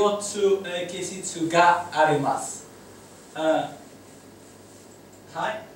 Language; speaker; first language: Japanese; non-native, learner; Arabic